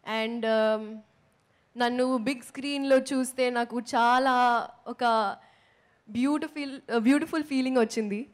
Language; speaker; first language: Telugu; non-native, local second language; Hindi